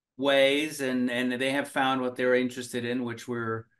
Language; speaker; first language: English; early bilingual, other home language; Finnish